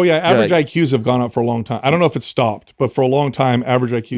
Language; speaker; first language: English; native; English